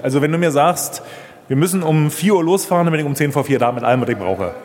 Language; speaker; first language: German; native; German